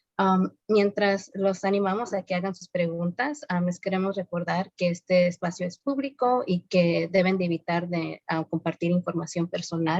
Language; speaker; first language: Spanish; early bilingual, heritage; Spanish